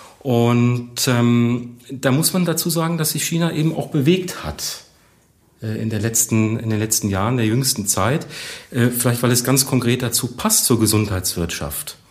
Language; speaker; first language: German; native; German